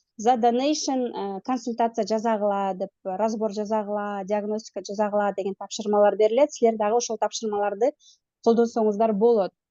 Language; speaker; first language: Kyrgyz; native; Kyrgyz